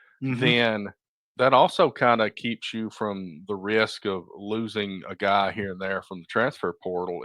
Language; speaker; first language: English; native; English